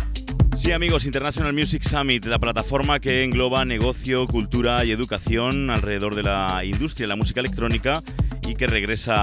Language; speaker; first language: Spanish; native; Spanish